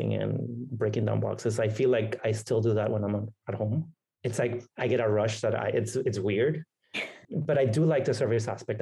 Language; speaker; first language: English; non-native, fluent; Spanish